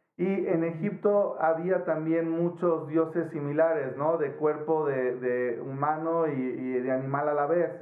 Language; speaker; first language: Spanish; native; Spanish